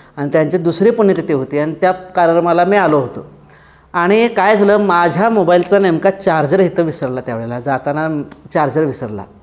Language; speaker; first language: Marathi; native; Marathi